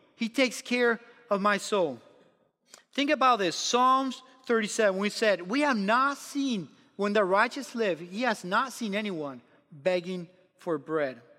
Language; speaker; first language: English; non-native, fluent; Spanish